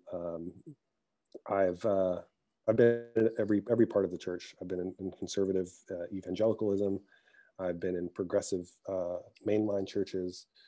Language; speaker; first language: English; early bilingual, other home language; Arabic